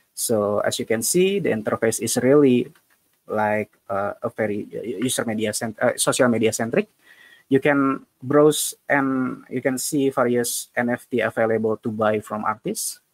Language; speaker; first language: English; non-native, fluent; Indonesian